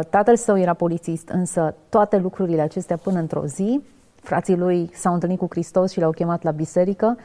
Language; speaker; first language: Romanian; native; Romanian